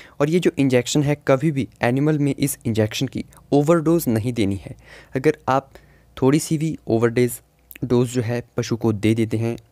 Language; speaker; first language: Hindi; native; Hindi